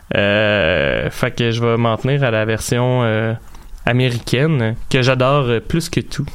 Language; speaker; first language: French; native; French